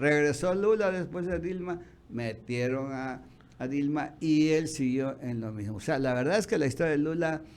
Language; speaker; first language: Spanish; native; Spanish